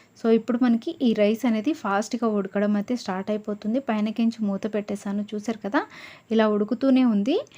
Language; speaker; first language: Telugu; non-native, local second language; Lambadi